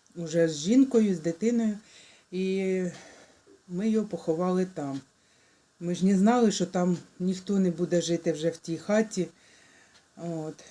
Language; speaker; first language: Ukrainian; native; Ukrainian